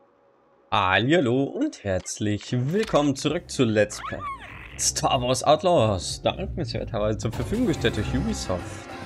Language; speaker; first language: German; native; German